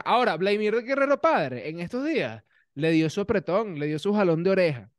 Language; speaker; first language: Spanish; native; Spanish